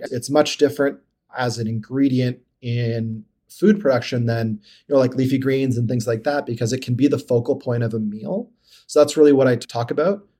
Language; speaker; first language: English; native; English